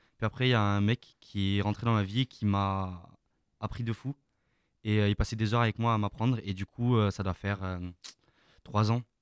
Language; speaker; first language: French; native; French